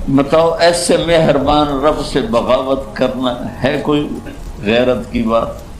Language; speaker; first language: Urdu; non-native, local second language; Punjabi